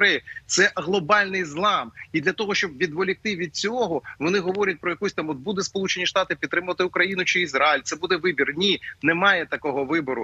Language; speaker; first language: Ukrainian; native; Ukrainian